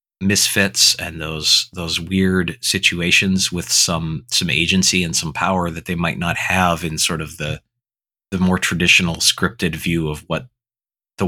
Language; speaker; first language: English; native; English